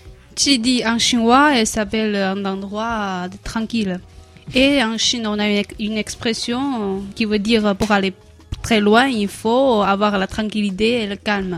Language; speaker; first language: French; non-native, learner; Chinese